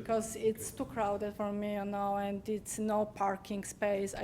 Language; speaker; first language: English; non-native, learner; Polish